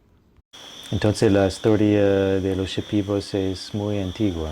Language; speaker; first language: Spanish; non-native, fluent; English